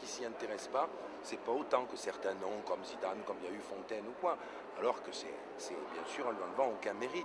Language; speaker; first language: French; native; French